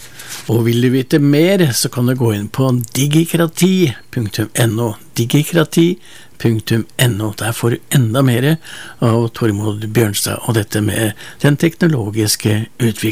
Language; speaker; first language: Norwegian; native; Norwegian